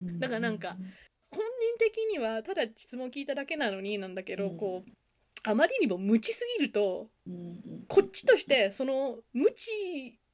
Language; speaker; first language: Japanese; early bilingual, heritage; Japanese